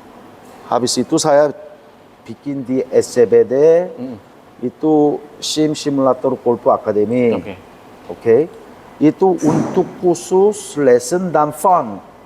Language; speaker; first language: Indonesian; non-native, learner; Korean